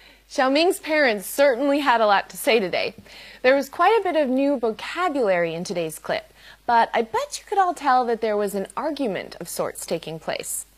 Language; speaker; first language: English; native; English